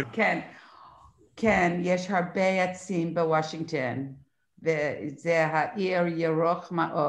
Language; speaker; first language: Hebrew; non-native, learner; English